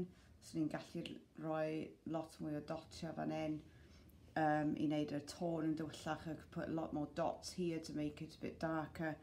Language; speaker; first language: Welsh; non-native, local second language; English